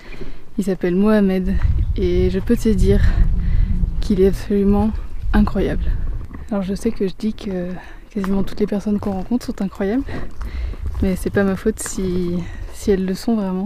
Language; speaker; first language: French; native; French